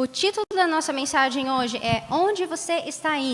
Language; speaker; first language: Portuguese; native; Portuguese